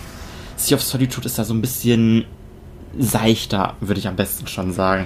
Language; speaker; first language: German; native; German